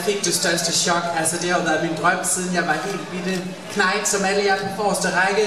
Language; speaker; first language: Danish; native; Danish